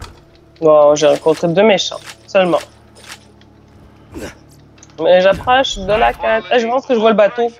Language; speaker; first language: French; native; French